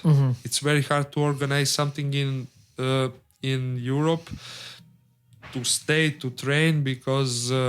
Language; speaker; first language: English; non-native, learner; Serbian